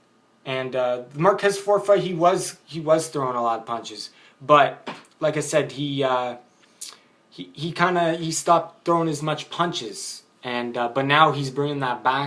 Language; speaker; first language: English; native; English